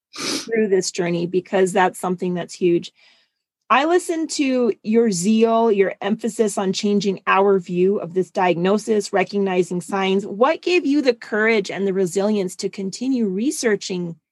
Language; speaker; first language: English; non-native, fluent; German